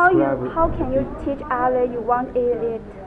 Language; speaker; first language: English; non-native, learner; Chinese